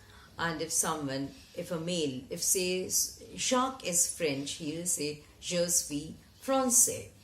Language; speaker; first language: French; non-native, fluent; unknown